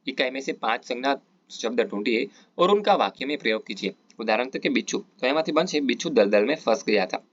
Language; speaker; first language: Hindi; non-native, local second language; Gujarati